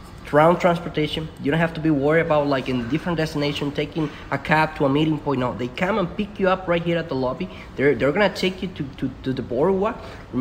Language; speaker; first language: English; non-native, fluent; Spanish